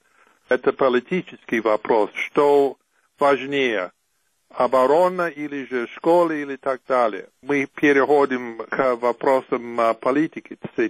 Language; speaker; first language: Russian; non-native, fluent; English